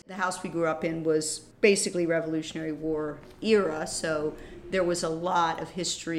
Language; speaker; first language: English; native; English